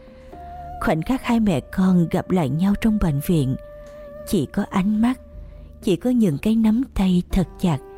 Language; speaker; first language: Vietnamese; native; Vietnamese